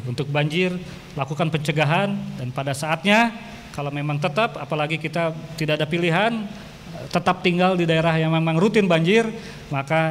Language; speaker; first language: Indonesian; native; Indonesian